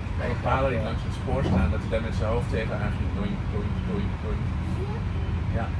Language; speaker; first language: Dutch; native; Dutch